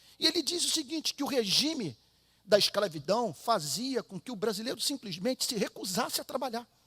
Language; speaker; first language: Portuguese; native; Portuguese